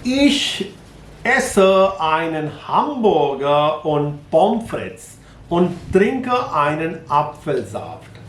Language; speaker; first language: German; non-native, fluent; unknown